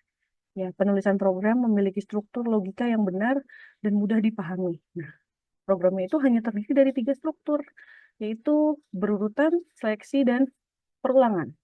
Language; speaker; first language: Indonesian; native; Indonesian